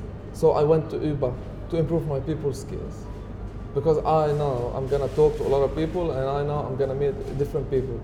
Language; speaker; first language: English; non-native, fluent; Arabic